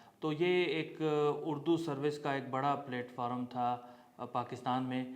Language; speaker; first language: Urdu; native; Urdu